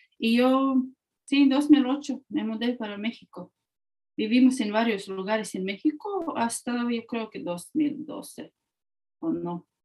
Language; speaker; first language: Spanish; non-native, fluent; Latvian